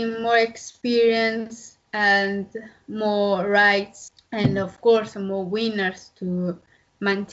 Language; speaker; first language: English; non-native, learner; Italian